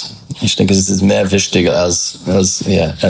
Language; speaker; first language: German; non-native, fluent; English